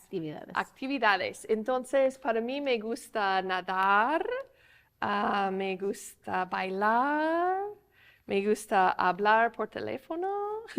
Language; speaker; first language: Spanish; non-native, fluent; English